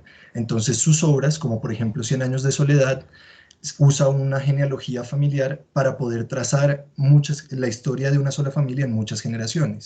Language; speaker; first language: Spanish; native; Spanish